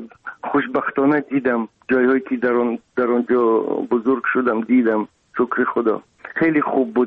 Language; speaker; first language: Persian; non-native, local second language; Russian